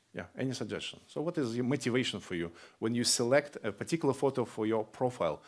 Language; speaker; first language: English; non-native, fluent; Russian